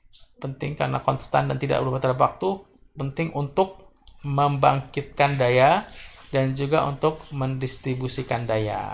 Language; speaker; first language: Indonesian; native; Indonesian